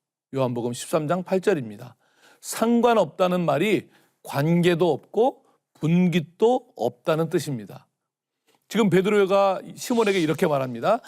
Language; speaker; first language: Korean; native; Korean